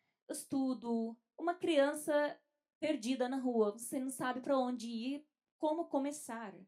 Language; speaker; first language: Portuguese; non-native, fluent; Arabic